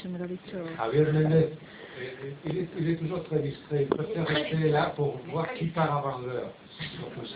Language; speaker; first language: French; native; French